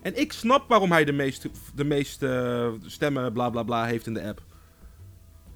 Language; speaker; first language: Dutch; native; Dutch